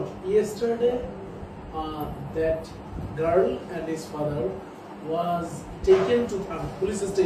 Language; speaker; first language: English; non-native, fluent; Bangla